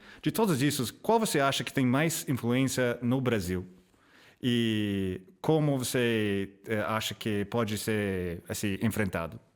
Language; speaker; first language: Portuguese; non-native, fluent; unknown